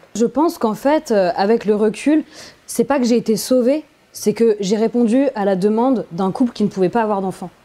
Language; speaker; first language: French; native; French